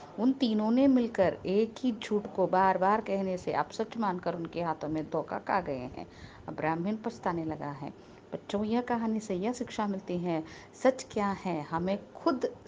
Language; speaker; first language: Hindi; non-native, local second language; Telugu